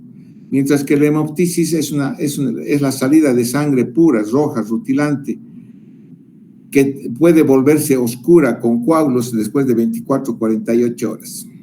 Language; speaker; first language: Spanish; native; Spanish